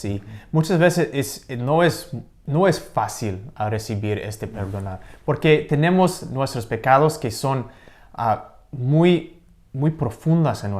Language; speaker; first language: Spanish; non-native, learner; English